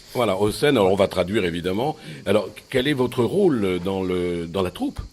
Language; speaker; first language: French; native; French